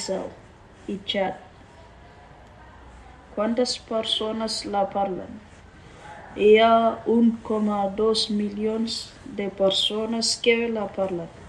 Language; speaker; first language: Catalan; non-native, learner; Mandingo